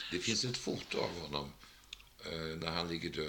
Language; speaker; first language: Swedish; native; Swedish